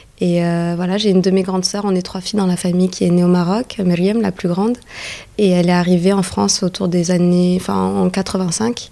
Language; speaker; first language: French; early bilingual, other home language; Arabic